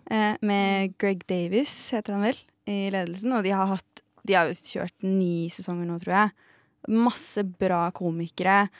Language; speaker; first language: Norwegian; native; Norwegian